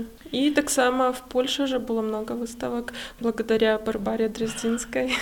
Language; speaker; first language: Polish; non-native, learner; Russian